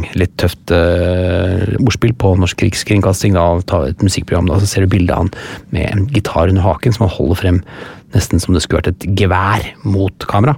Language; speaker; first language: Norwegian; native; Norwegian